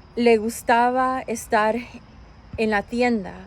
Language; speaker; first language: Spanish; early bilingual, other home language; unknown